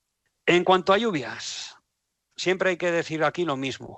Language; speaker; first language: Spanish; native; Spanish